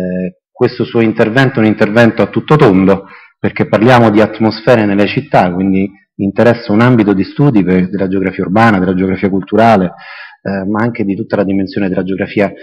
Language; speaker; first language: Italian; native; Italian